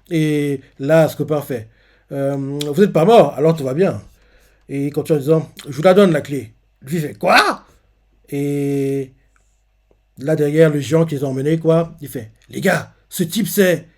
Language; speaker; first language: French; native; French